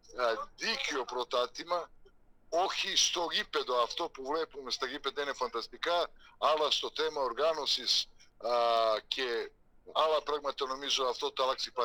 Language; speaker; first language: Greek; non-native, fluent; Serbian